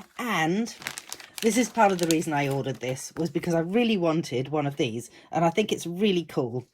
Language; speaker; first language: English; native; English